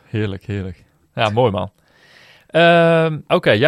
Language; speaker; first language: Dutch; native; Dutch